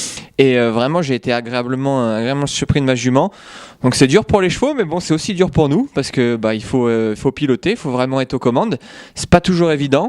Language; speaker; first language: French; native; French